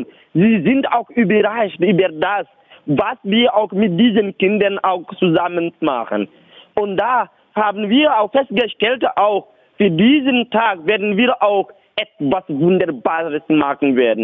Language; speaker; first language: German; non-native, learner; Bambara